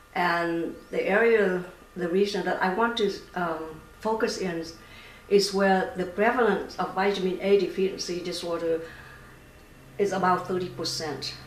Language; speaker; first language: English; non-native, fluent; Vietnamese